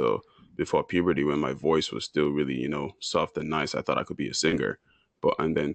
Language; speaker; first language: English; non-native, local second language; Yoruba